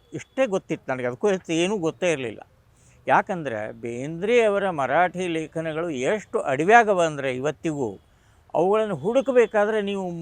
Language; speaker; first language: Kannada; non-native, local second language; Marathi